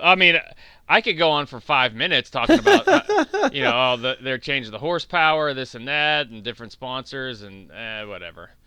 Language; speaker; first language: English; native; English